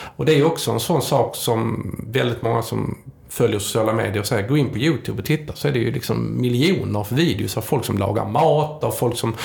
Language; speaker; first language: Swedish; native; Swedish